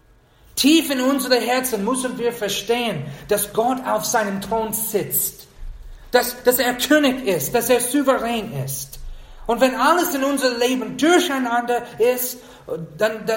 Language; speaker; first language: German; non-native, fluent; English